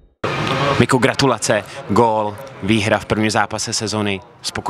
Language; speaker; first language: Czech; native; Czech